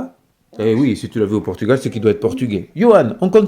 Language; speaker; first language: French; native; French